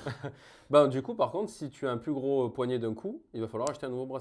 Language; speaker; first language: French; native; French